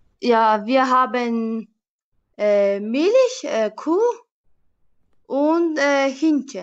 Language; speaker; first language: German; early bilingual, heritage; German